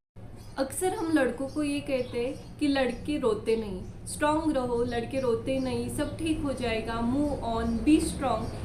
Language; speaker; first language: Hindi; non-native, local second language; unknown